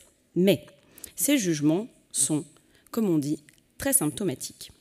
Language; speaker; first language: French; native; French